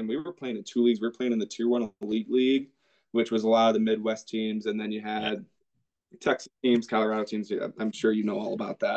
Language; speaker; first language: English; native; English